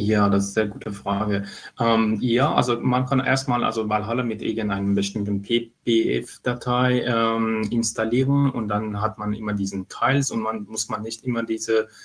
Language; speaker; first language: German; non-native, fluent; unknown